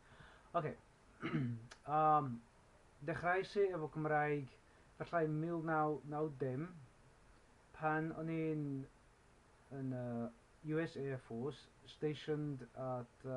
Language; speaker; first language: Welsh; non-native, learner; English